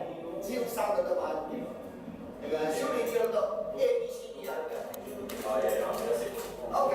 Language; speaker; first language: Japanese; non-native, fluent; Chinese